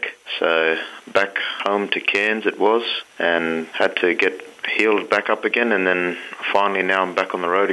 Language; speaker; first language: English; native; English